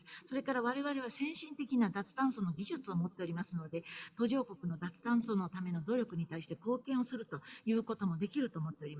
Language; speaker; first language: Japanese; native; Japanese